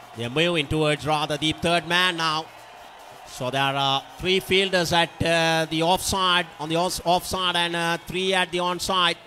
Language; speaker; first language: English; non-native, local second language; Sinhala